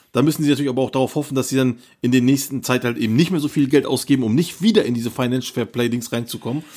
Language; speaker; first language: German; early bilingual, other home language; Turkish